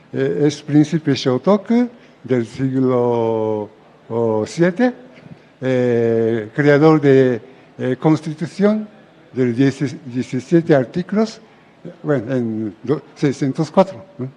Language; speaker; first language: Spanish; non-native, fluent; Japanese